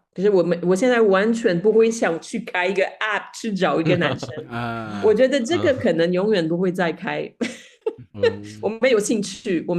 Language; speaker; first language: Chinese; non-native, fluent; French